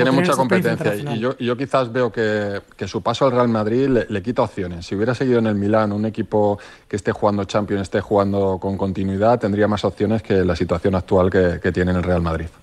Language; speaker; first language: Spanish; native; Spanish